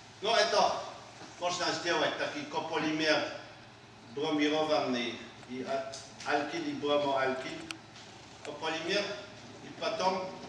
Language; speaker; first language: Russian; non-native, fluent; Polish